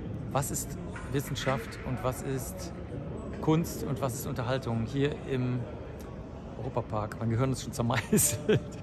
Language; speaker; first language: German; native; German